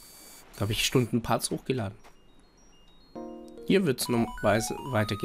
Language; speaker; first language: German; native; German